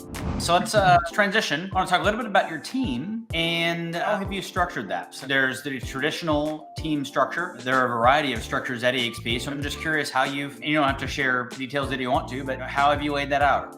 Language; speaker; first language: English; native; English